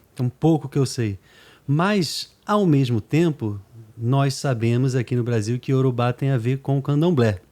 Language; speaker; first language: Portuguese; native; Portuguese